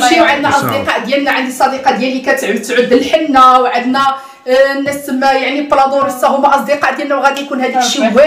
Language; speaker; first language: Arabic; native; Arabic